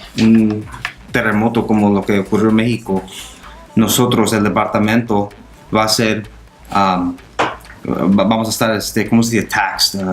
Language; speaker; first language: Spanish; non-native, local second language; English